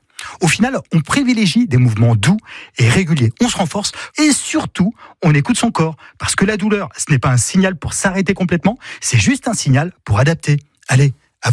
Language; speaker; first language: French; native; French